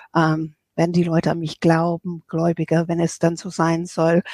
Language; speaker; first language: German; non-native, fluent; English